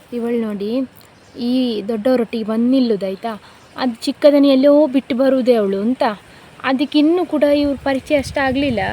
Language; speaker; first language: Kannada; non-native, local second language; Konkani